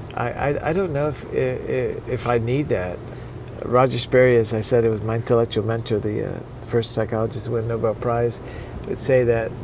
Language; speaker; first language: English; early bilingual, other home language; Spanish